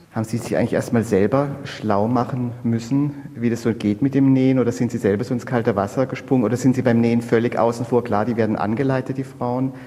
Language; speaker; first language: German; native; German